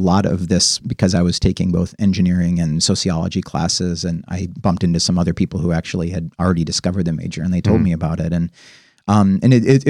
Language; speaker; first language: English; native; English